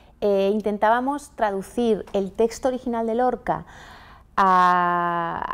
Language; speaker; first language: Spanish; native; Spanish